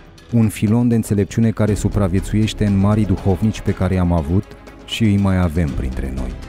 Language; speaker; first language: Romanian; native; Romanian